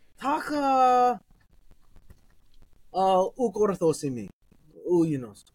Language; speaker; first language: Greek; non-native, learner; English